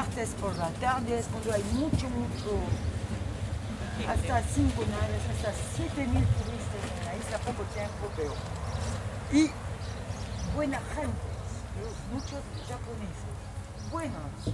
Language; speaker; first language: Spanish; non-native, learner; Greek